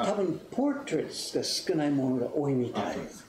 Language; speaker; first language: Japanese; non-native, fluent; English